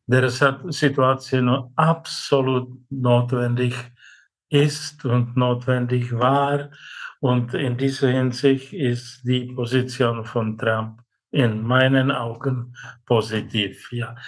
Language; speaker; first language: German; non-native, fluent; Czech